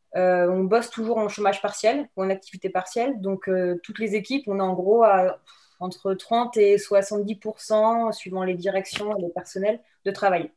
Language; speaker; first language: French; native; French